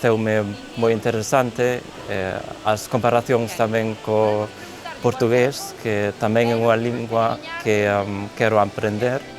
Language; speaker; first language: Galician; non-native, fluent; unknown